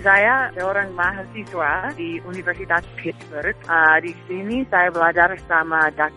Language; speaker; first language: Indonesian; non-native, fluent; English